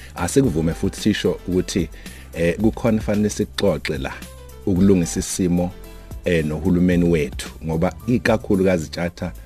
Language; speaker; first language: Zulu; native; Zulu